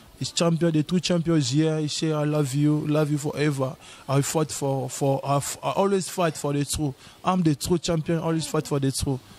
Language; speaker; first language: English; non-native, learner; Lingala